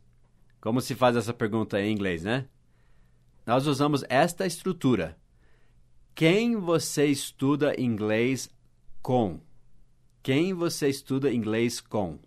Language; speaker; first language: Portuguese; non-native, fluent; English